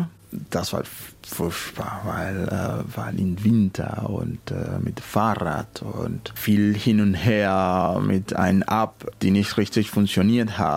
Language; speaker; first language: German; non-native, fluent; Spanish